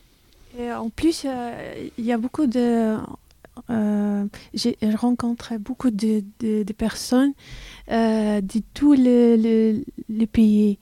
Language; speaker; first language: French; non-native, learner; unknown